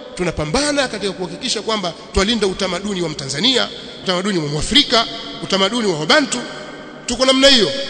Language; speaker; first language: Swahili; native; Swahili